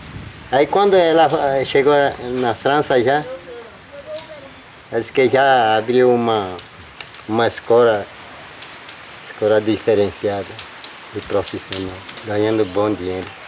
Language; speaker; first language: Portuguese; non-native, local second language; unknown